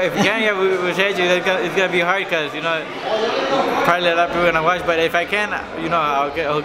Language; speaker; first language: English; early bilingual, other home language; Spanish